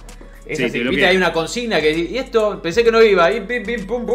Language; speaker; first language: Spanish; native; Spanish